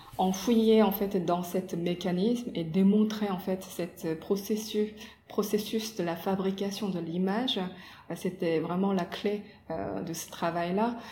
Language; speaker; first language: French; non-native, fluent; Korean